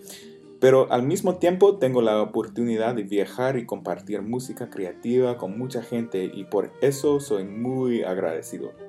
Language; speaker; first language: Spanish; non-native, fluent; English